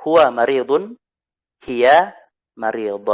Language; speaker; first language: Arabic; non-native, fluent; Indonesian